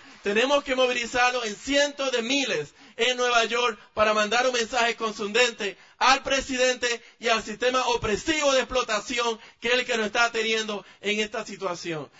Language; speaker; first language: Spanish; native; Spanish